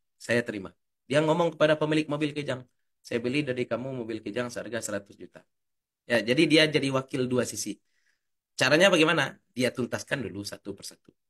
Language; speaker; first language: Indonesian; non-native, local second language; Minangkabau